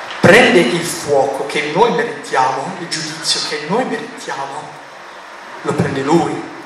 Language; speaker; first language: Italian; non-native, fluent; English